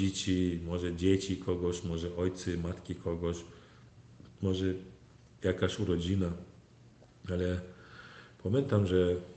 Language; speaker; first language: Polish; non-native, fluent; Turkmen